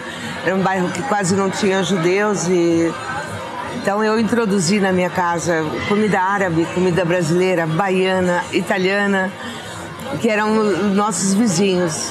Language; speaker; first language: Portuguese; early bilingual, other home language; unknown